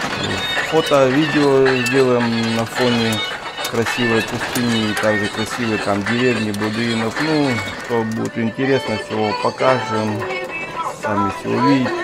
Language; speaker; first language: Russian; native; Russian